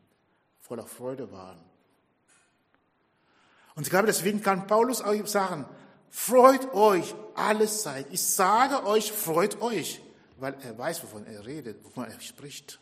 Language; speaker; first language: German; non-native, fluent; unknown